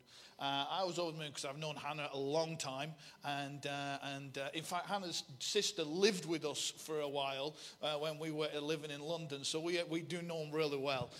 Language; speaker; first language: English; native; English